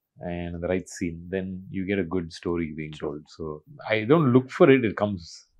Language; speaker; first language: English; non-native, local second language; Tamil